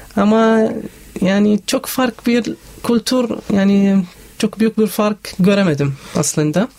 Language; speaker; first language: Turkish; non-native, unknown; Arabic